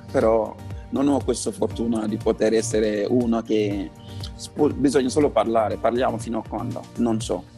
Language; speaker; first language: Italian; non-native, fluent; Wolof